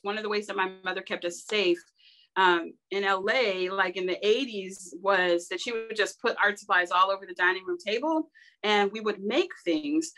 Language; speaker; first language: English; native; English